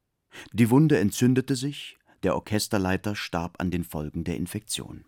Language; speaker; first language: German; native; German